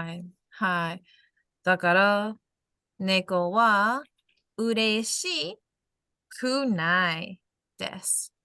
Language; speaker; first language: Japanese; non-native, fluent; English